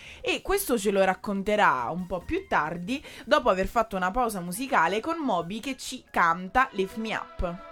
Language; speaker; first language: Italian; native; Italian